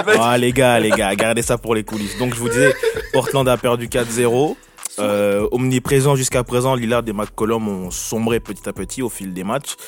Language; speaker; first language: French; native; French